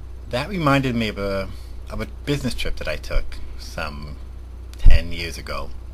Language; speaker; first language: English; early bilingual, other home language; Spanish